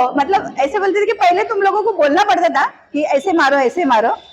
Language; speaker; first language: Hindi; non-native, local second language; Marathi